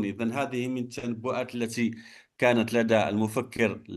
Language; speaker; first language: Arabic; non-native, fluent; Indonesian